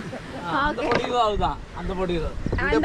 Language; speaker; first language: Tamil; native; Tamil